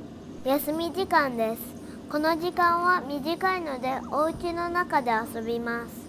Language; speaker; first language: Japanese; early bilingual, heritage; Japanese